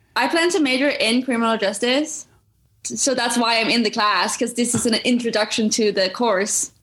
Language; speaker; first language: English; non-native, fluent; Norwegian